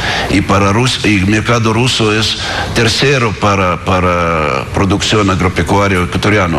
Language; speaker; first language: Spanish; non-native, fluent; Russian